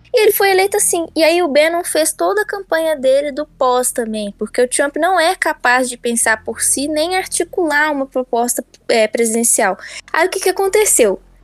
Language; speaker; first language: Portuguese; native; Portuguese